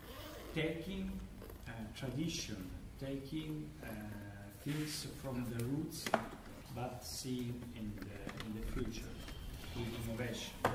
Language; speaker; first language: English; non-native, learner; Italian